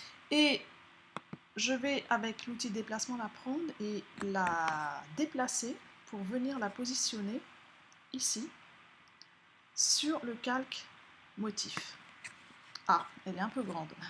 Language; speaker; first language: French; native; French